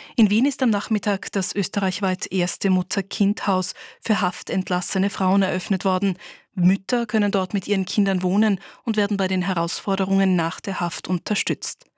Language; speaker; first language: German; native; German